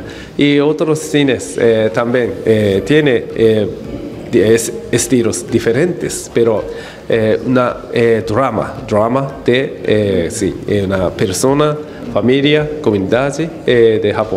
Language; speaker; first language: Spanish; non-native, learner; Japanese